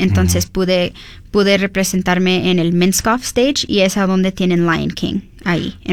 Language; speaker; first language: Spanish; early bilingual, heritage; Spanish